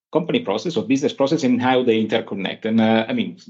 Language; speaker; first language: English; non-native, fluent; Italian